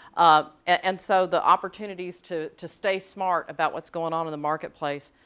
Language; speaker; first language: English; native; English